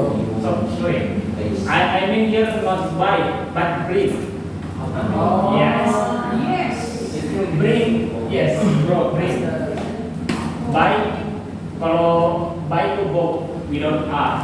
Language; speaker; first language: English; non-native, fluent; Indonesian